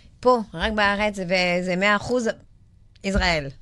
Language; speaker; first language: Hebrew; non-native, learner; French